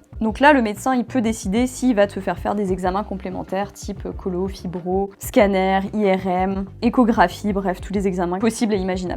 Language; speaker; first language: French; native; French